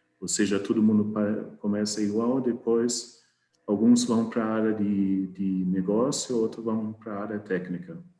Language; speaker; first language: Portuguese; non-native, fluent; German